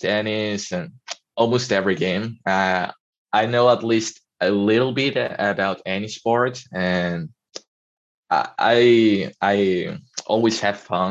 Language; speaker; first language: English; non-native, fluent; Spanish